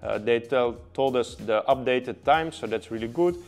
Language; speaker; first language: English; non-native, fluent; Dutch